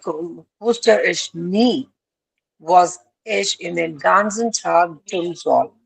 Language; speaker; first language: German; non-native, learner; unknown